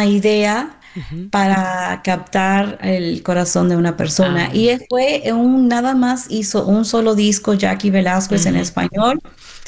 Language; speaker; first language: Spanish; early bilingual, heritage; Spanish